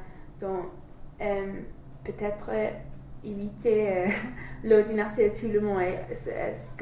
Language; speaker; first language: French; non-native, learner; English